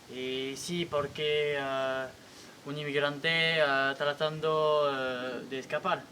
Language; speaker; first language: Spanish; non-native, learner; French